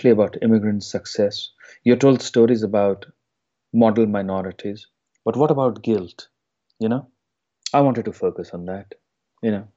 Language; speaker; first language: English; non-native, local second language; Hindi